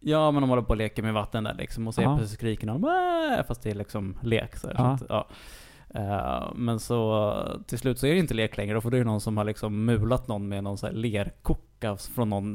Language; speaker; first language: Swedish; native; Swedish